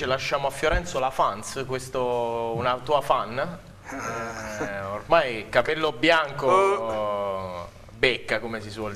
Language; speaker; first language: Italian; native; Italian